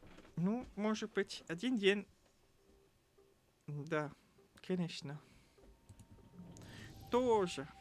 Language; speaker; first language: Russian; non-native, learner; English